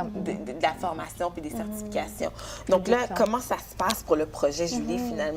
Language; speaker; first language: French; native; French